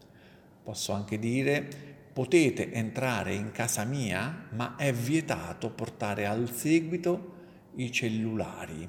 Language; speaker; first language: Italian; native; Italian